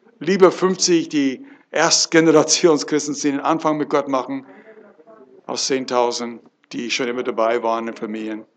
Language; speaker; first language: German; non-native, fluent; English